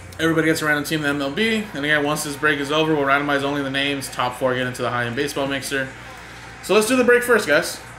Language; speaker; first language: English; native; English